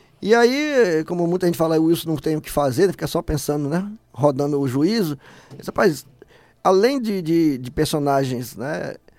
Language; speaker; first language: Portuguese; native; Portuguese